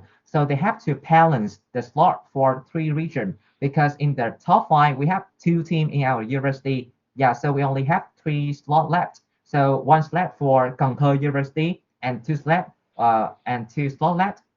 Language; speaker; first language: English; non-native, learner; Vietnamese